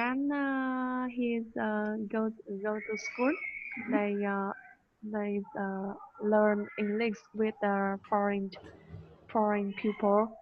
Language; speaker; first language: English; non-native, learner; Vietnamese